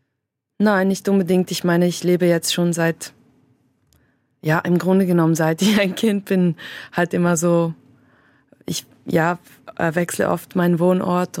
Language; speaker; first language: German; native; German